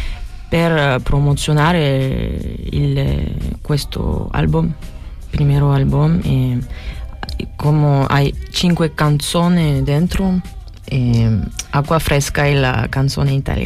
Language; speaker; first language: Italian; non-native, learner; French